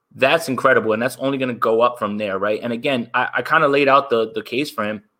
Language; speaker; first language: English; native; English